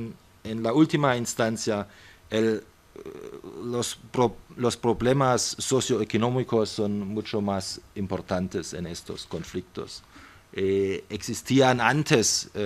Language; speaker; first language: Spanish; non-native, fluent; German